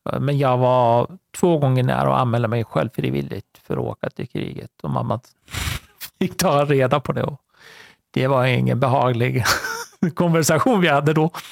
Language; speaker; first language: Swedish; non-native, fluent; Persian